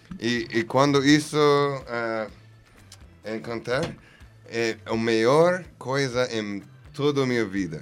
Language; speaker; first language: Portuguese; non-native, learner; English